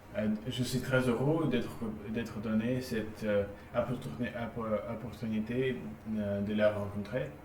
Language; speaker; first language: French; non-native, learner; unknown